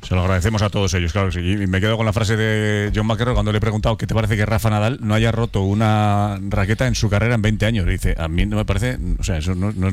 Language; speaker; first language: Spanish; native; Spanish